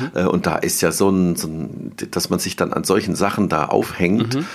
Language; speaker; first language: German; native; German